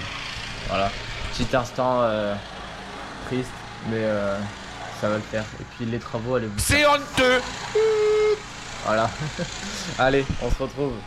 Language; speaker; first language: French; native; French